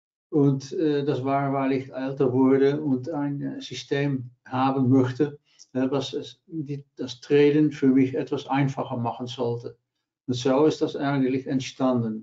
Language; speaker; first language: German; non-native, learner; Dutch